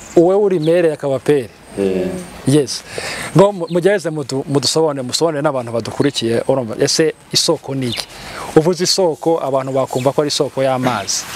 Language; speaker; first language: Kinyarwanda; native; Kinyarwanda